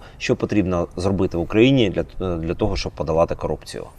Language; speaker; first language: Ukrainian; native; Ukrainian